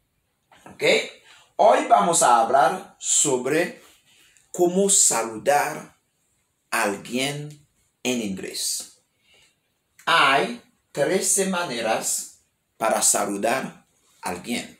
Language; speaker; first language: Spanish; non-native, learner; Haitian Creole